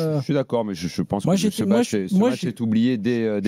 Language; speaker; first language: French; native; French